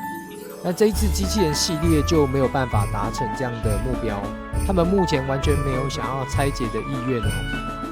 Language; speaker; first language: Chinese; native; Chinese